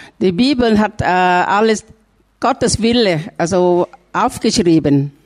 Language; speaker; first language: German; non-native, learner; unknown